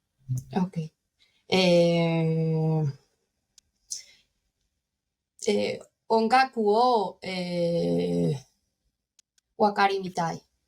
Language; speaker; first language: Japanese; non-native, learner; Spanish